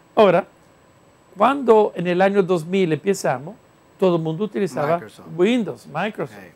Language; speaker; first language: Spanish; non-native, fluent; Italian